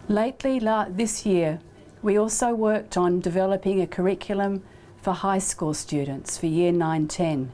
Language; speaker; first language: English; native; English